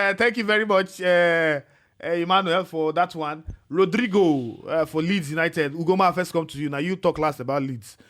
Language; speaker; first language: Nigerian Pidgin; non-native, local second language; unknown